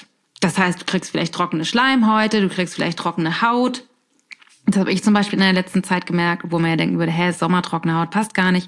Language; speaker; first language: German; native; German